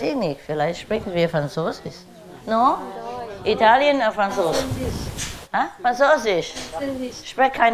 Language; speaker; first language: German; non-native, learner; Vietnamese